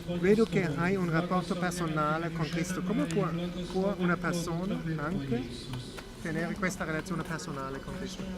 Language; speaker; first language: Italian; non-native, learner; German